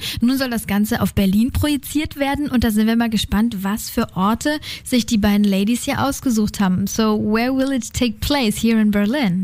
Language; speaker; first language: German; native; German